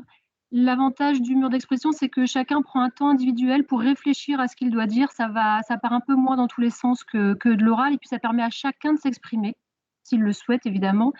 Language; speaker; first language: French; native; French